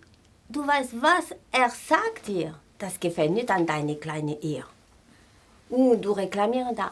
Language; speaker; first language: German; non-native, fluent; French